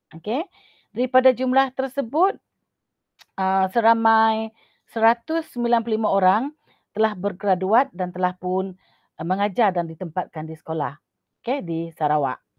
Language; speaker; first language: Malay; non-native, local second language; Iban